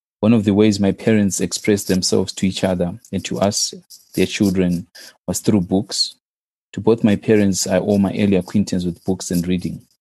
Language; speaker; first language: English; non-native, local second language; Shona